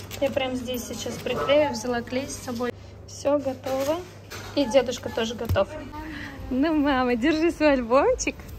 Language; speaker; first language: Russian; native; Russian